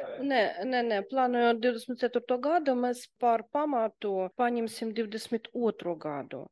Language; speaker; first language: Latvian; non-native, local second language; Russian